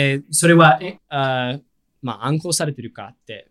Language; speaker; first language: Japanese; non-native, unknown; English